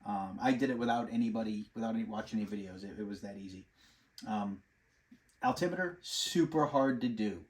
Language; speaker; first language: English; native; English